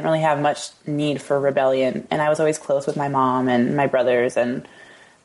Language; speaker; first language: English; native; English